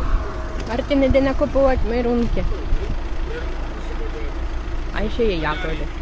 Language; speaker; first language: Czech; non-native, learner; Ukrainian